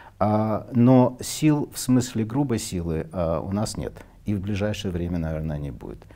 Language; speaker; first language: Russian; non-native, local second language; Armenian